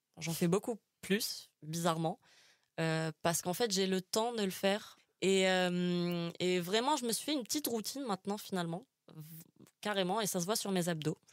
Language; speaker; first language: French; non-native, local second language; Arabic